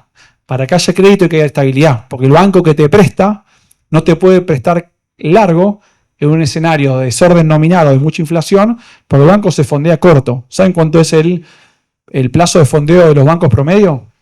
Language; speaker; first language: Spanish; native; Spanish